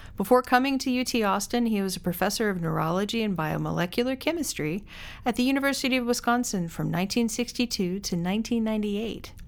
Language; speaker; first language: English; native; English